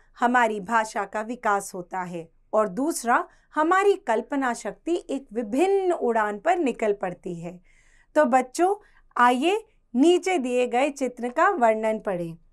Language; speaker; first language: Hindi; native; Hindi